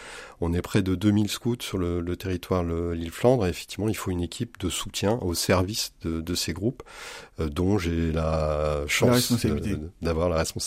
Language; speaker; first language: French; native; French